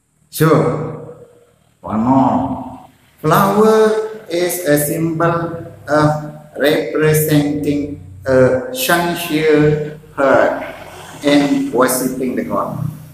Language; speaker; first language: English; non-native, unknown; Balinese